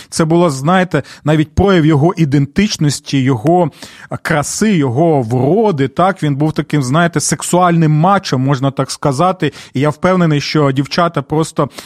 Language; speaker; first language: Ukrainian; non-native, local second language; Russian